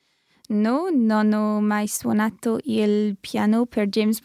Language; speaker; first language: Italian; non-native, learner; English